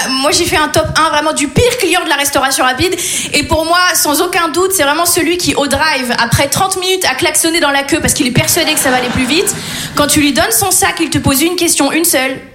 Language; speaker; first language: French; native; French